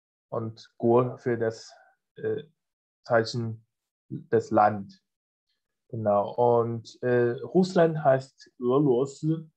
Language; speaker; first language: German; non-native, fluent; Chinese